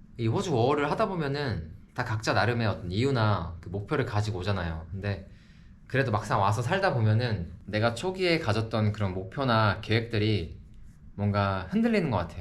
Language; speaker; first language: Korean; native; Korean